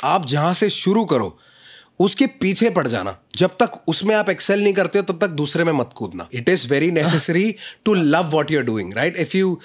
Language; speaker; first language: Hindi; native; Hindi